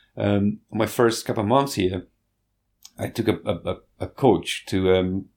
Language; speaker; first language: English; non-native, fluent; Portuguese